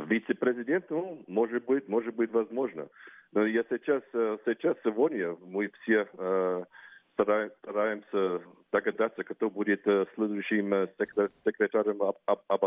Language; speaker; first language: Russian; non-native, fluent; English